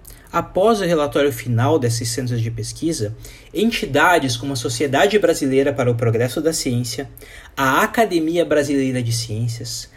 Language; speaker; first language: Portuguese; native; Portuguese